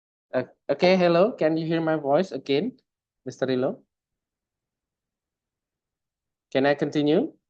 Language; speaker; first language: English; non-native, fluent; Indonesian